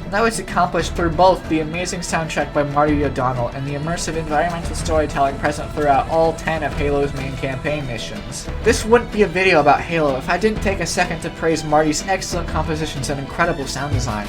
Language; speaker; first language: English; native; English